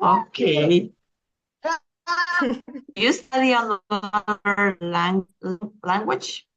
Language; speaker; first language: English; non-native, learner; Spanish